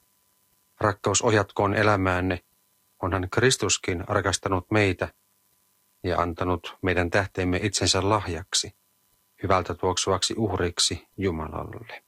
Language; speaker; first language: Finnish; native; Finnish